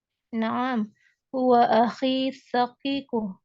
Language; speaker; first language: Arabic; non-native, learner; Indonesian